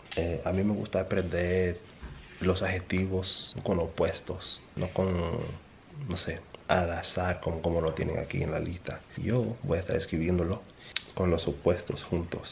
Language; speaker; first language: Spanish; early bilingual, heritage; Spanish